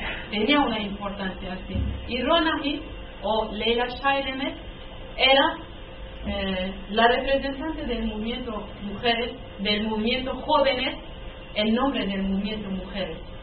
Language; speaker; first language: Spanish; non-native, learner; Kurdish